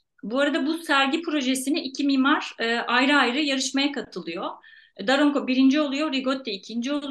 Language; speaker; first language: Turkish; native; Turkish